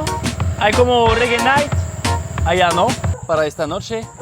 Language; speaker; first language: Spanish; non-native, learner; French